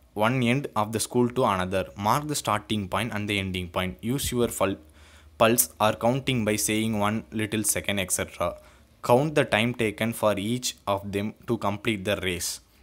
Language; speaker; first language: English; non-native, local second language; Tamil